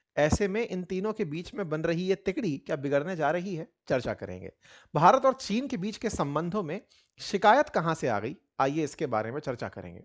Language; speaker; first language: Hindi; native; Hindi